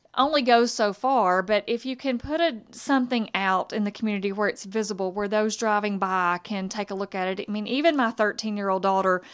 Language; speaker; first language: English; native; English